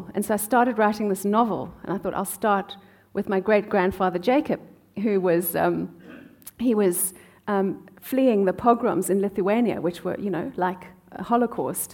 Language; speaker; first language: English; native; English